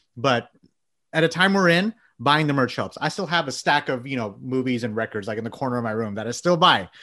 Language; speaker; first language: English; early bilingual, other home language; Bangla